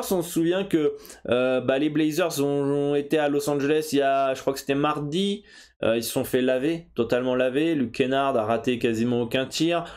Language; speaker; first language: French; native; French